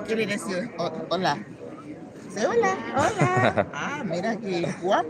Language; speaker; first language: Spanish; non-native, learner; English